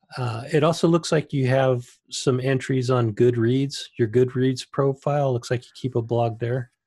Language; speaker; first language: English; native; English